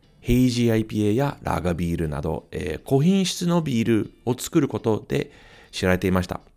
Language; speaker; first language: Japanese; non-native, fluent; English